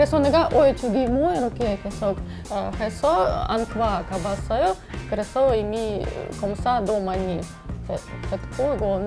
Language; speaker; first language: Korean; non-native, learner; English